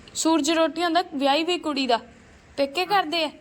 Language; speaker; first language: Punjabi; native; Punjabi